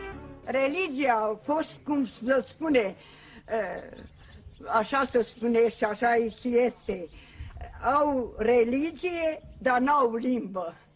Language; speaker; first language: Romanian; non-native, local second language; Hungarian